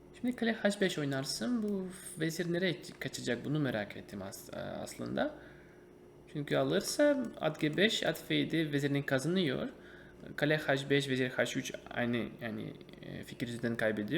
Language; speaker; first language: Turkish; non-native, fluent; Russian